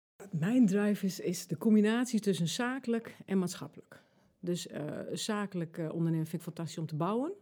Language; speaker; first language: Dutch; early bilingual, other home language; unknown